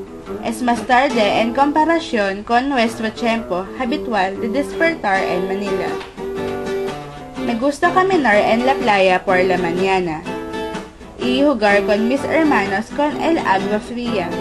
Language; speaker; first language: Spanish; non-native, learner; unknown